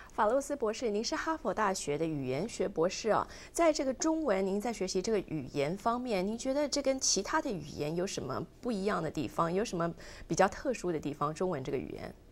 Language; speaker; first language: Chinese; native; Chinese